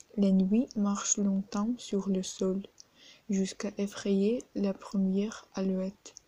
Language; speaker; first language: French; non-native, learner; Ukrainian